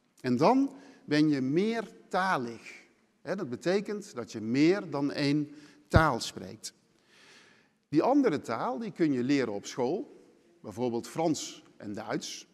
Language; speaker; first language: Dutch; native; Dutch